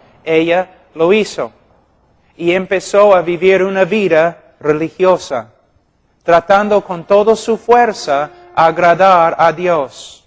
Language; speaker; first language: Spanish; non-native, fluent; English